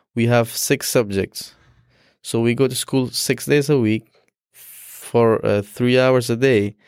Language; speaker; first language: English; non-native, learner; Persian